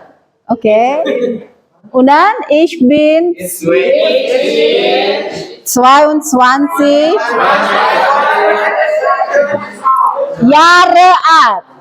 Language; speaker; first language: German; non-native, learner; Indonesian